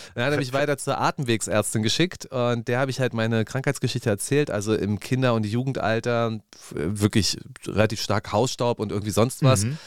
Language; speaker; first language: German; native; German